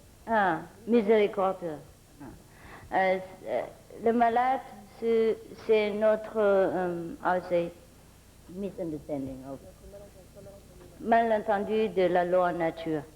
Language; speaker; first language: French; non-native, fluent; Vietnamese